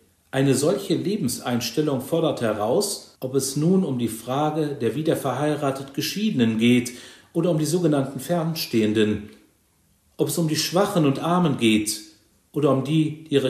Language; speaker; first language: German; native; German